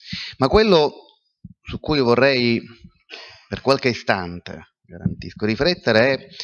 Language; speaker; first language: Italian; native; Italian